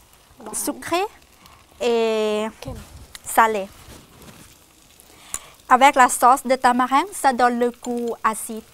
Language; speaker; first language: French; non-native, fluent; Thai